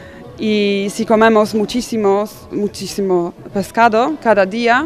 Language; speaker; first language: Spanish; non-native, fluent; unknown